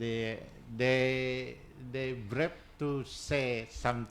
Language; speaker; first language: English; non-native, learner; Indonesian